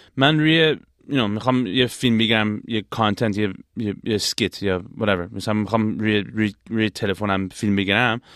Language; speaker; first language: Persian; early bilingual, heritage; Persian